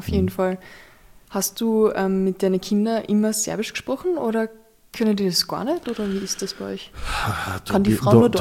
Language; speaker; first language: German; native; German